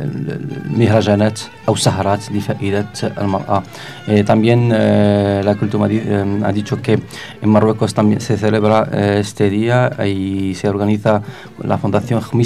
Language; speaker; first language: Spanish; non-native, fluent; Arabic